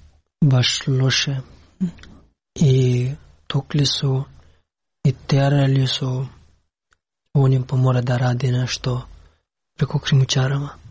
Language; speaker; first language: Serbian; non-native, learner; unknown